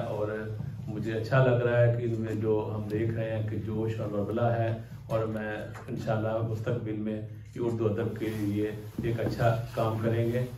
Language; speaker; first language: Urdu; non-native, local second language; Punjabi